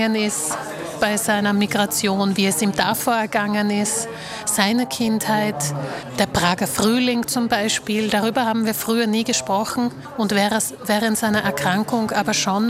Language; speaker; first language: German; early bilingual, other home language; Slovak